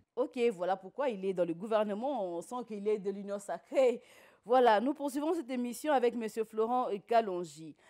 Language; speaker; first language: French; non-native, local second language; Lingala